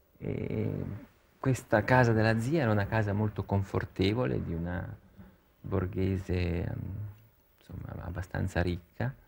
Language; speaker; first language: Italian; native; Italian